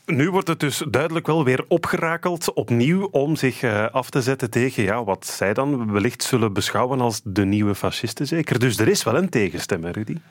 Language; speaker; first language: Dutch; native; Dutch